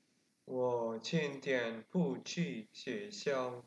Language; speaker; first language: Chinese; non-native, learner; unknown